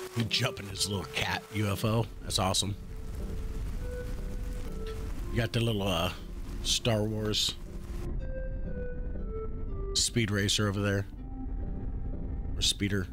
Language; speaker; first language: English; native; English